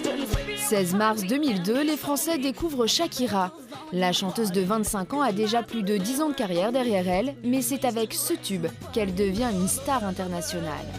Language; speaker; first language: French; native; French